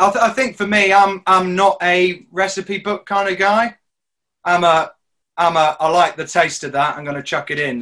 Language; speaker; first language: English; native; English